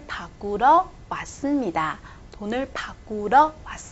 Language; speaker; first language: Korean; non-native, fluent; Chinese